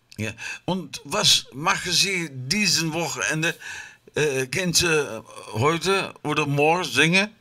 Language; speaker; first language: German; non-native, learner; Dutch